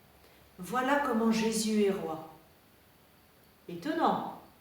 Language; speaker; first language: French; native; French